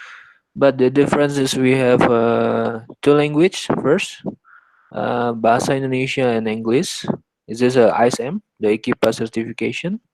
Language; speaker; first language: English; non-native, learner; Indonesian